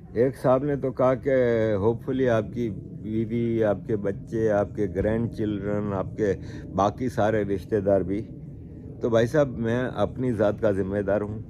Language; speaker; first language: Urdu; native; Urdu